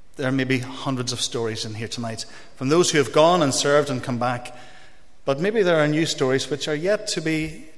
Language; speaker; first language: English; native; English